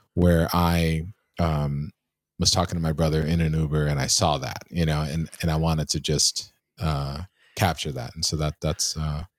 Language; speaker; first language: English; native; English